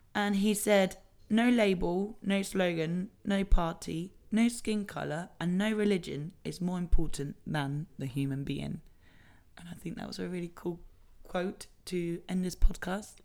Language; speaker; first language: English; early bilingual, other home language; Spanish